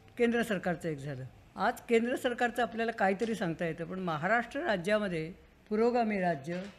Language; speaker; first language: Marathi; native; Marathi